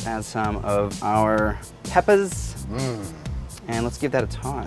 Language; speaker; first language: English; native; English